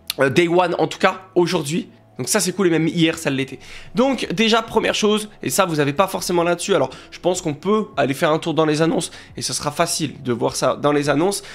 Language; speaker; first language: French; native; French